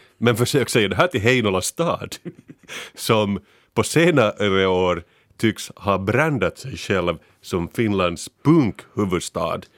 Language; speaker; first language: Swedish; native; Swedish